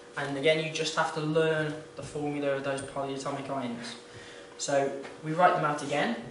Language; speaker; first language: English; native; English